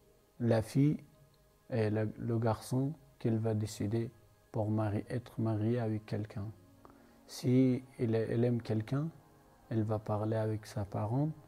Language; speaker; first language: French; non-native, learner; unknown